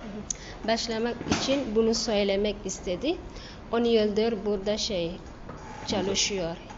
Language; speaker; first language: Turkish; non-native, learner; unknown